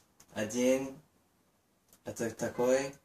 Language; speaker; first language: Russian; non-native, learner; Chinese